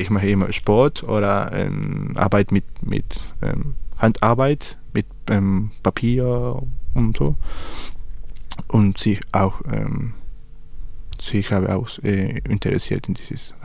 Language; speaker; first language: German; non-native, learner; Spanish